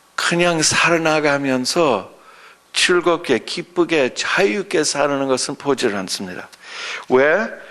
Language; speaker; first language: Korean; early bilingual, other home language; English